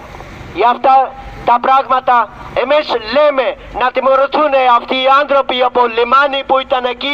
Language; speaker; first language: Greek; non-native, learner; Urdu